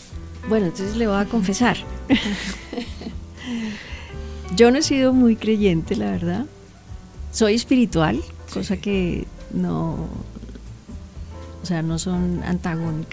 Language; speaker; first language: Spanish; native; Spanish